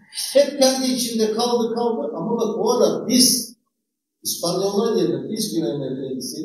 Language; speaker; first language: Turkish; native; Turkish